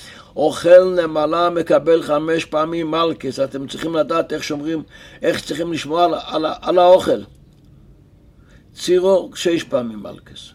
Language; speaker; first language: Hebrew; non-native, local second language; Yiddish